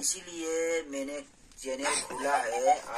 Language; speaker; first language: Hindi; non-native, local second language; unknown